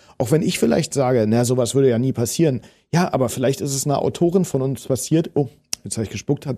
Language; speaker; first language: German; native; German